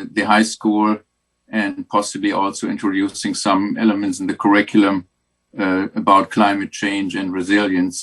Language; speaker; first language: English; non-native, fluent; German